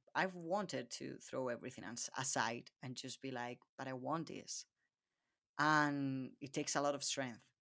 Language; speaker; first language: English; non-native, fluent; Spanish